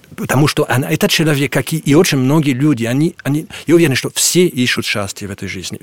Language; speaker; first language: Russian; non-native, fluent; French